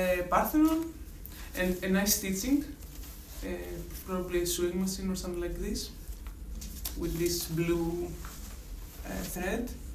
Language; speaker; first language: English; non-native, fluent; Greek